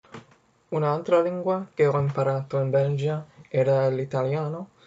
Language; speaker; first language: Italian; non-native, learner; English